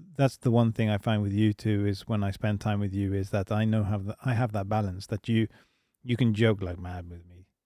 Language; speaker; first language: English; native; English